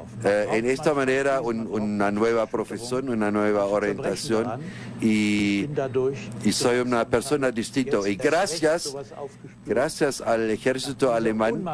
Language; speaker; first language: Spanish; non-native, fluent; German